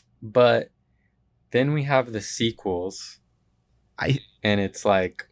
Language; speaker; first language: English; native; English